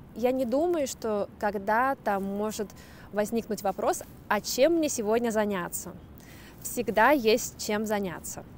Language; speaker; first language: Russian; native; Russian